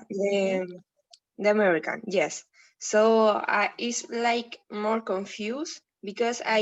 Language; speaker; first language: English; non-native, learner; Spanish